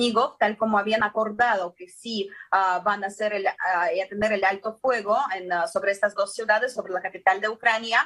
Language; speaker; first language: Spanish; early bilingual, heritage; Russian